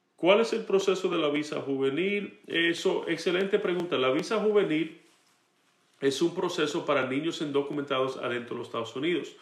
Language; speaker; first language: Spanish; early bilingual, heritage; Spanish